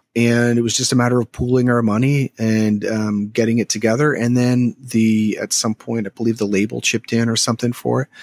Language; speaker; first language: English; native; English